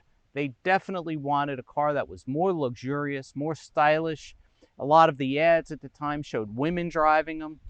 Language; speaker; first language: English; native; English